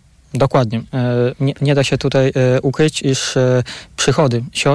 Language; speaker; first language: Polish; native; Polish